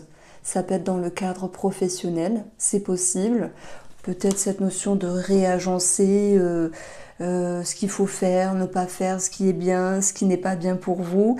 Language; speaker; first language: French; native; French